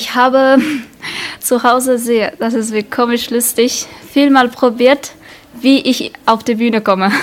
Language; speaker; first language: German; non-native, learner; Uzbek